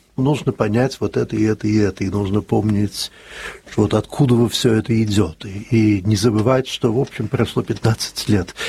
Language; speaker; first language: Russian; early bilingual, heritage; Russian